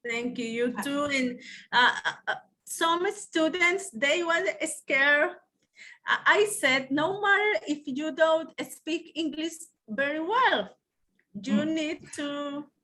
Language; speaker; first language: English; non-native, learner; Spanish